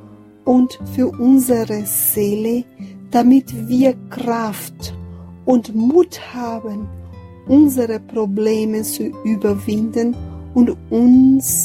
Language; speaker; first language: German; non-native, fluent; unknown